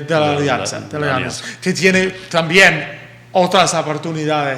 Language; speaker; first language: Spanish; early bilingual, heritage; English